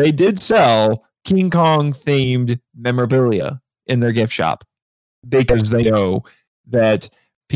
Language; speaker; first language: English; native; English